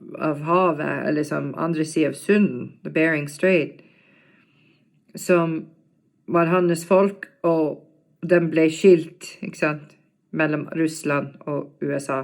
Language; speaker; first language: Norwegian; non-native, fluent; English